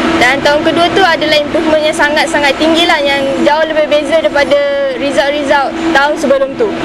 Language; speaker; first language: Malay; native; Malay